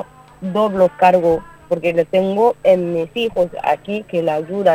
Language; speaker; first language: Spanish; non-native, learner; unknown